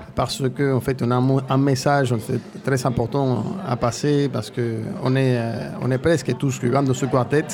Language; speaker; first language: French; non-native, fluent; Spanish